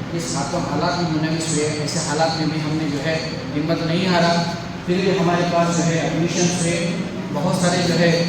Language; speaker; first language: Urdu; native; Urdu